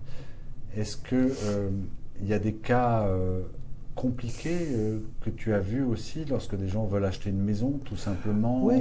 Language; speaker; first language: French; native; French